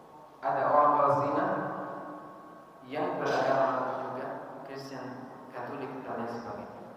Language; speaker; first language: Indonesian; non-native, fluent; Arabic